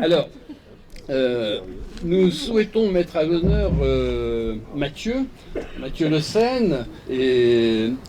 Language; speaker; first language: French; native; French